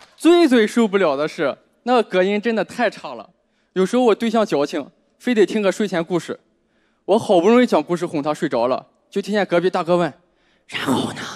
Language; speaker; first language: Chinese; native; Chinese